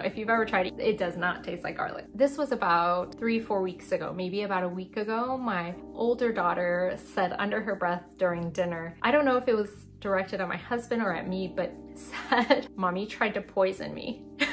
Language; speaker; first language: English; early bilingual, other home language; Cantonese